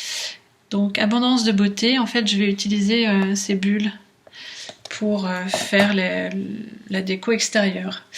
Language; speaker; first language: French; native; French